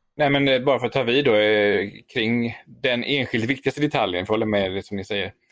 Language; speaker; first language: Swedish; native; Swedish